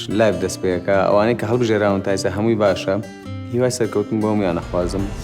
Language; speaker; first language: Central Kurdish; non-native, local second language; Gurani